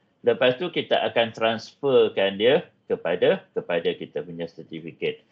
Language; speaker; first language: Malay; native; Malay